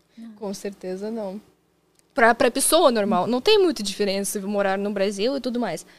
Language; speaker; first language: Portuguese; non-native, fluent; Russian